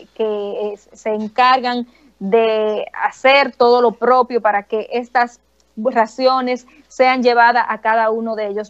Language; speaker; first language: Spanish; native; Spanish